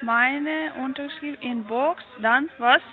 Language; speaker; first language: German; non-native, learner; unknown